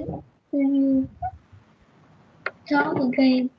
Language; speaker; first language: English; non-native, learner; Vietnamese